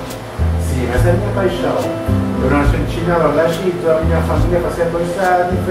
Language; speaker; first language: Portuguese; non-native, fluent; Spanish